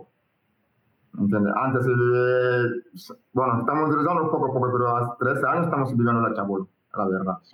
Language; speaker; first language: Spanish; non-native, learner; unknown